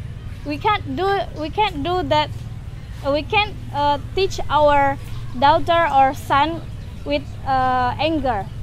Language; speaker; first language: English; non-native, learner; Indonesian